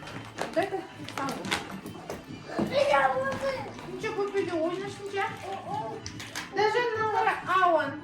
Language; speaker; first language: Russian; non-native, local second language; Kazakh